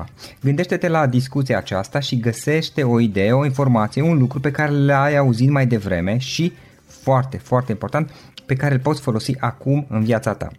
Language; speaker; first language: Romanian; native; Romanian